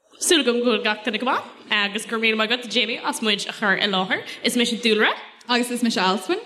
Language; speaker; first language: Irish; non-native, local second language; English